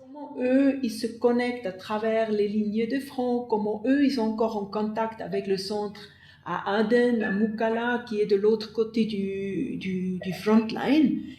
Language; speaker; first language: French; non-native, fluent; German